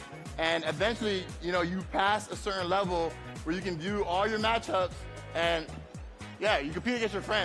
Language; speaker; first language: English; native; English